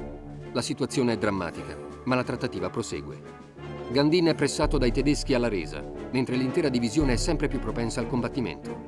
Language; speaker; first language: Italian; native; Italian